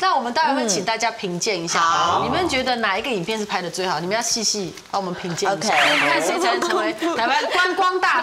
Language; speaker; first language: Chinese; native; Chinese